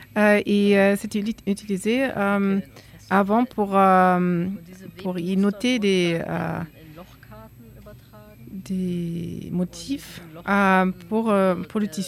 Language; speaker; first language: French; non-native, fluent; German